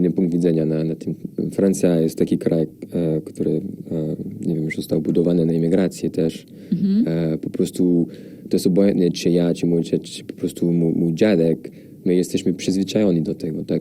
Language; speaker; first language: Polish; non-native, fluent; French